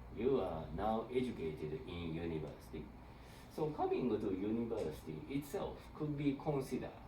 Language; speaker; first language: English; non-native, learner; Japanese